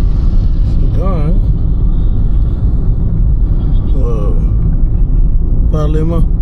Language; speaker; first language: French; non-native, local second language; Swahili